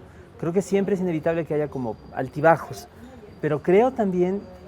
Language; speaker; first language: Spanish; native; Spanish